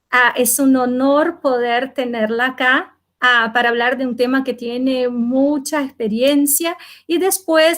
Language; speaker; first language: Spanish; non-native, fluent; Portuguese